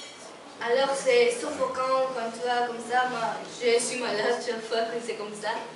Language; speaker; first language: French; non-native, learner; Spanish